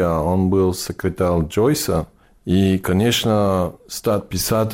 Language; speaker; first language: Russian; non-native, learner; English